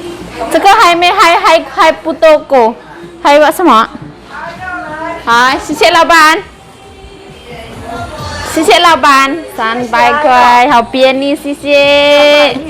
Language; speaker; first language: Chinese; non-native, learner; Indonesian